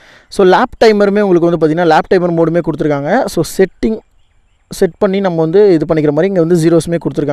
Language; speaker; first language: Tamil; native; Tamil